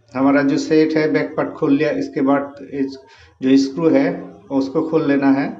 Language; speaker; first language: Hindi; non-native, local second language; Bangla